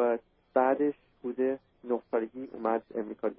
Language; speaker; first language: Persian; early bilingual, heritage; Persian